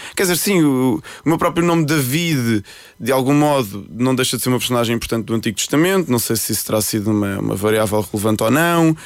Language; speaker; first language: Portuguese; early bilingual, other home language; Spanish